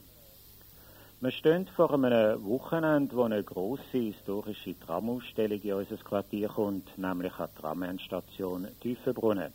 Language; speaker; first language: German; native; German